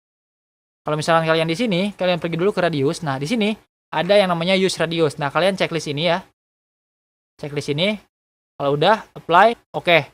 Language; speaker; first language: Indonesian; native; Indonesian